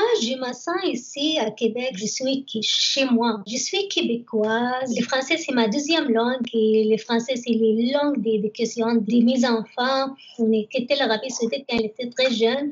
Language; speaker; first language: French; non-native, learner; Arabic